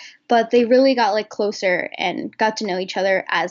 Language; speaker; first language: English; native; English